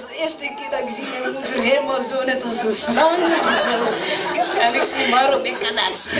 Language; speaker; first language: Dutch; early bilingual, other home language; French